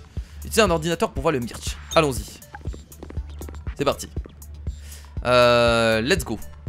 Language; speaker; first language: French; native; French